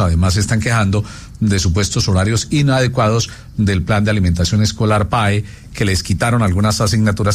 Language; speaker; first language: Spanish; native; Spanish